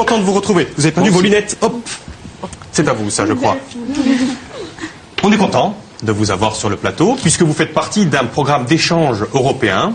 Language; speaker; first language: French; native; French